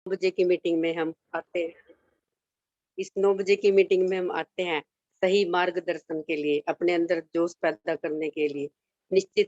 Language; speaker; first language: Hindi; native; Hindi